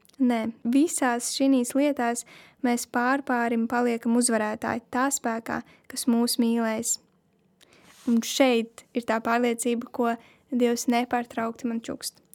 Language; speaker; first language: Latvian; non-native, local second language; Russian